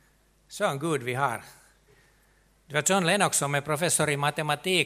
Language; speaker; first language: Swedish; non-native, local second language; Finnish